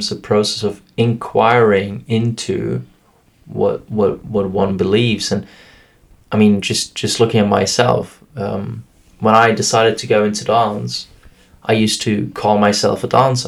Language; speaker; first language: English; non-native, fluent; German